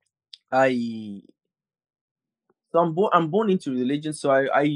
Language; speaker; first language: English; non-native, local second language; Hausa